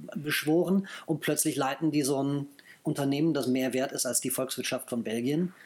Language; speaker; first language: German; native; German